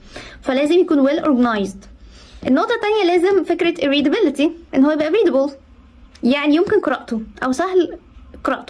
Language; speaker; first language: Arabic; native; Arabic